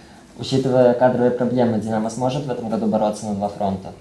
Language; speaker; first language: Russian; native; Russian